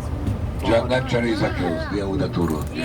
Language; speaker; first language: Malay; non-native, fluent; Hebrew